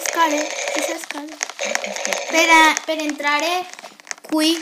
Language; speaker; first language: Italian; non-native, learner; Spanish